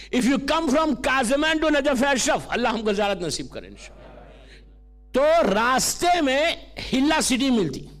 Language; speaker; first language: Urdu; native; Urdu